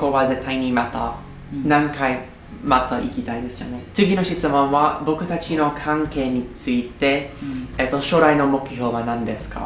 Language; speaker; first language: Japanese; non-native, learner; English